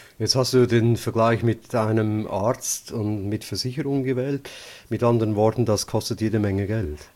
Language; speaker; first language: German; native; German